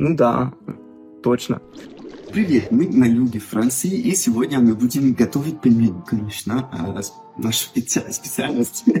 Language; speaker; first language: Russian; non-native, fluent; French